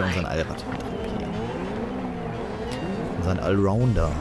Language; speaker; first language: German; native; German